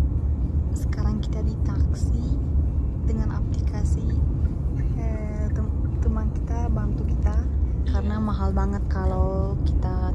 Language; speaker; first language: Indonesian; non-native, learner; Turkish